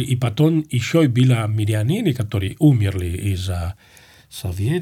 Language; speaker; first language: Russian; non-native, fluent; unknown